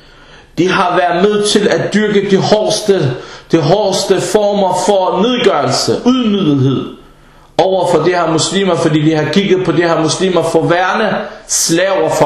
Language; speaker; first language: Danish; early bilingual, other home language; Arabic